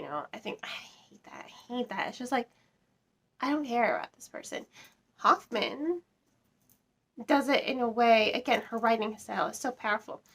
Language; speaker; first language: English; native; English